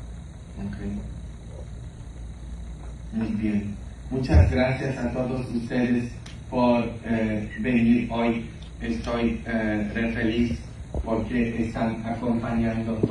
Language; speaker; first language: Spanish; non-native, fluent; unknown